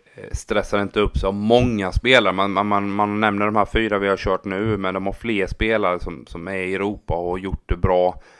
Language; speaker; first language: Swedish; native; Swedish